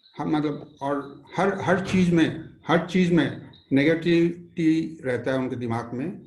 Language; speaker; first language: Hindi; non-native, local second language; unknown